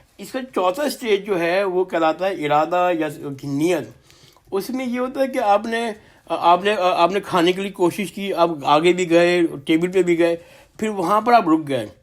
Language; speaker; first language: Urdu; native; Urdu